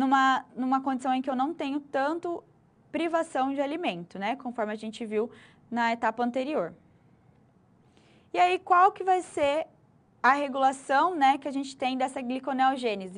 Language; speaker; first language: Portuguese; native; Portuguese